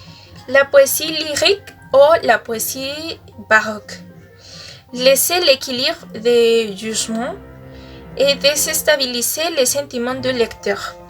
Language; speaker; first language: French; non-native, learner; Spanish